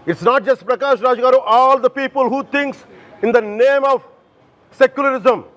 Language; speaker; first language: English; non-native, local second language; Telugu